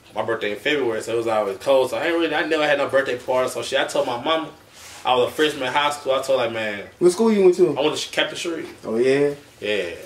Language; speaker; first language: English; native; English